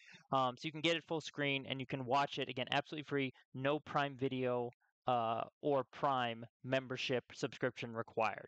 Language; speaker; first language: English; native; English